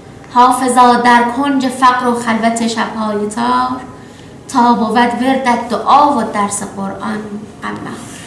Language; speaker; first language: Persian; native; Persian